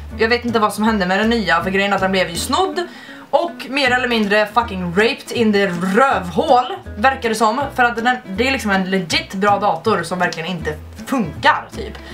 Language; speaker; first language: Swedish; native; Swedish